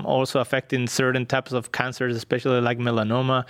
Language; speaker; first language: English; non-native, fluent; Spanish